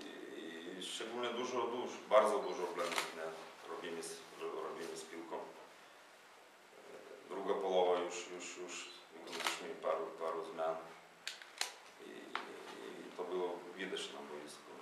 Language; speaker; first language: Polish; non-native, fluent; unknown